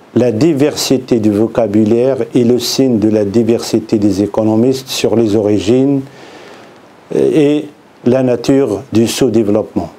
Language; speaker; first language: French; non-native, local second language; Arabic